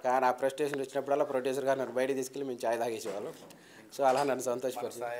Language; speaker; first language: Telugu; native; Telugu